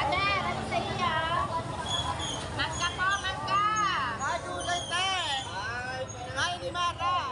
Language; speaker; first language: Filipino; non-native, local second language; Cebuano